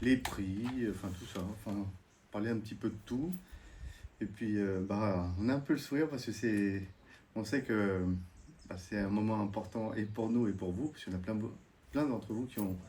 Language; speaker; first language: French; native; French